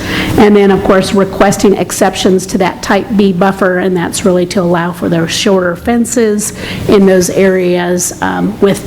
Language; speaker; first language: English; native; English